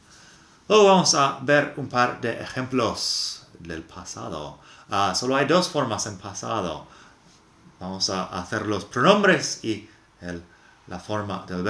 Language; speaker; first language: Spanish; non-native, fluent; English